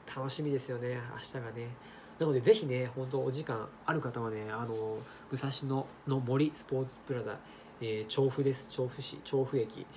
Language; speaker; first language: Japanese; native; Japanese